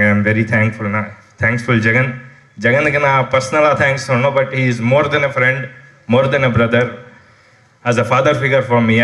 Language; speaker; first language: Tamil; non-native, local second language; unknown